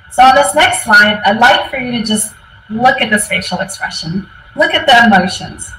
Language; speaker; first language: English; native; English